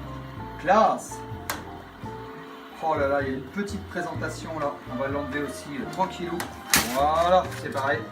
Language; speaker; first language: French; native; French